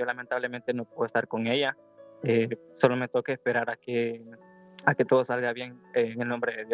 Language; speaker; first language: Spanish; native; Spanish